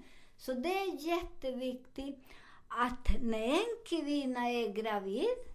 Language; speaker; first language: Swedish; non-native, learner; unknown